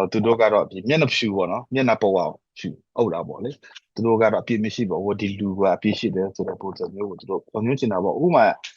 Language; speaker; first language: Burmese; non-native, local second language; S'gaw Karen